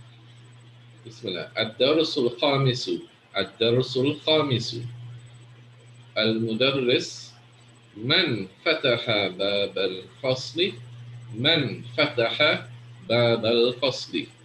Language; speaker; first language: Arabic; non-native, fluent; English